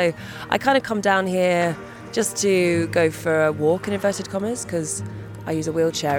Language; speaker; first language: English; native; English